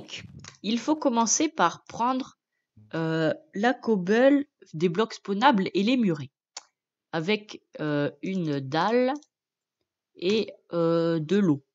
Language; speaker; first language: French; native; French